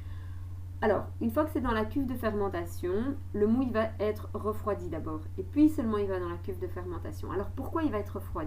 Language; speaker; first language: French; native; French